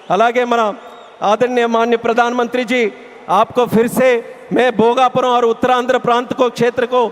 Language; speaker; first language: Hindi; non-native, local second language; Telugu